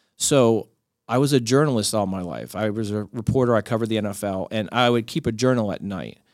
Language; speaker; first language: English; native; English